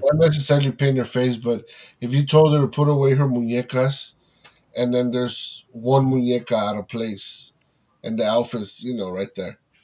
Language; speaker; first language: English; early bilingual, other home language; Spanish